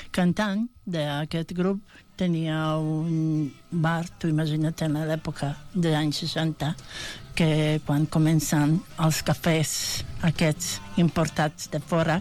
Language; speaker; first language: Catalan; non-native, fluent; Bosnian